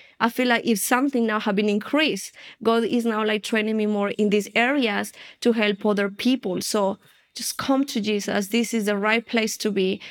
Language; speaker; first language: English; non-native, fluent; Spanish